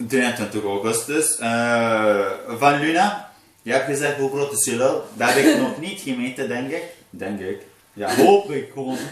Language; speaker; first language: Dutch; early bilingual, other home language; Arabic